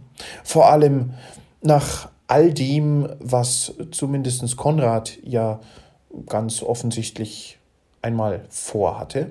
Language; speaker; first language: German; native; German